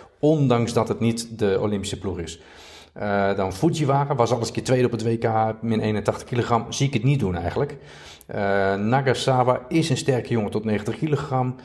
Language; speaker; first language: Dutch; native; Dutch